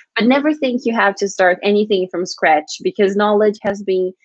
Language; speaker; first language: English; non-native, fluent; Portuguese